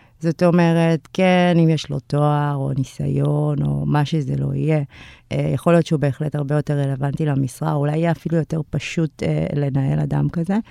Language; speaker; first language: Hebrew; early bilingual, other home language; Amharic